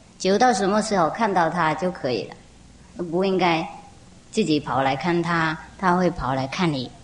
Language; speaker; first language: Chinese; non-native, fluent; Vietnamese